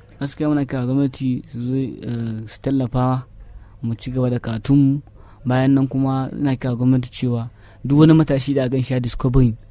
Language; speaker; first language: Hausa; native; Hausa